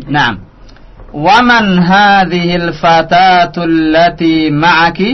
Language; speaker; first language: Arabic; non-native, fluent; Indonesian